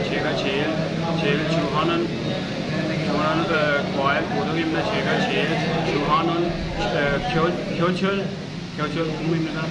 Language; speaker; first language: Korean; non-native, learner; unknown